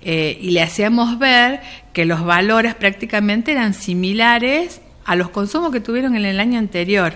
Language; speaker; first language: Spanish; native; Spanish